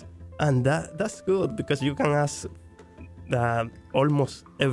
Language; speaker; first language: English; non-native, fluent; Spanish